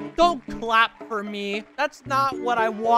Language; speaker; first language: English; native; English